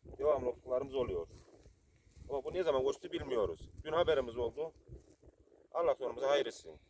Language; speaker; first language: Turkish; native; Turkish